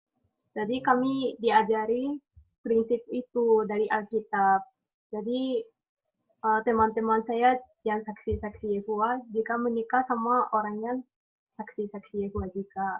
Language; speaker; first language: Indonesian; non-native, fluent; Japanese